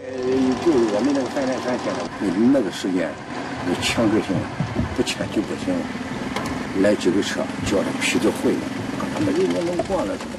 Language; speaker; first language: Chinese; native; Chinese